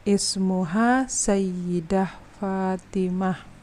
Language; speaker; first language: Arabic; non-native, fluent; Indonesian